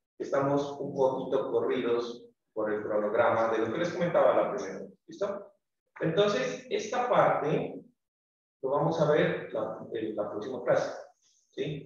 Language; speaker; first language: Spanish; native; Spanish